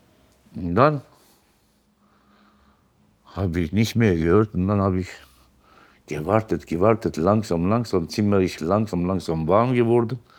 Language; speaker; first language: German; non-native, learner; Turkish